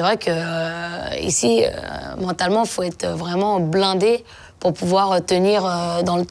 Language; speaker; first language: French; native; French